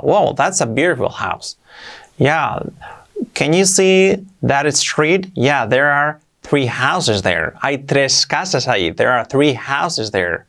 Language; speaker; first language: English; non-native, fluent; Spanish